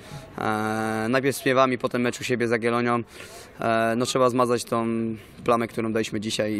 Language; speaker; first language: Polish; native; Polish